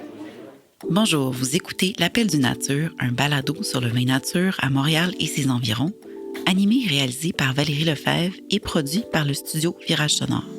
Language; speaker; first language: French; native; French